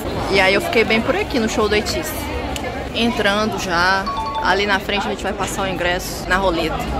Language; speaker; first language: Portuguese; native; Portuguese